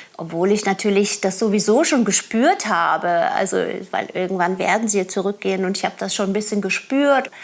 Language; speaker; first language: German; early bilingual, other home language; Turkish